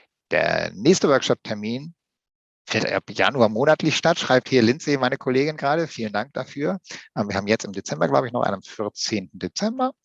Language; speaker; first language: German; native; German